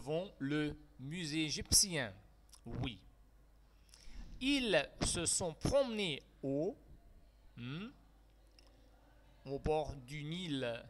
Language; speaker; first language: French; non-native, fluent; Arabic